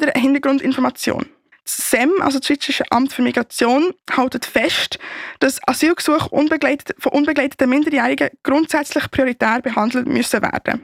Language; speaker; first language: German; native; German